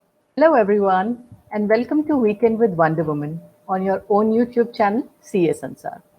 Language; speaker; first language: English; non-native, local second language; Hindi